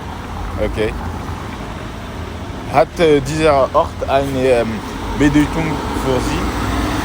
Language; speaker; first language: German; non-native, learner; French